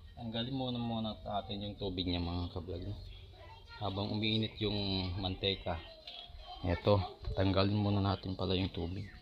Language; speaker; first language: Filipino; non-native, local second language; Iloko